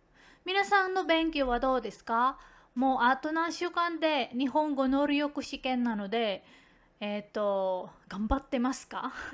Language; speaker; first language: Japanese; non-native, fluent; Filipino